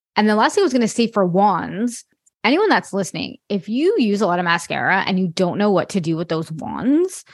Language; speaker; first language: English; non-native, fluent; French